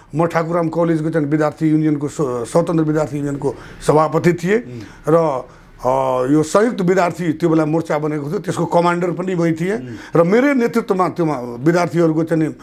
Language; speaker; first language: Nepali; non-native, local second language; Bhojpuri